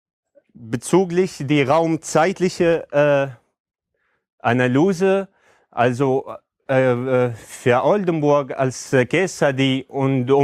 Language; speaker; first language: German; non-native, fluent; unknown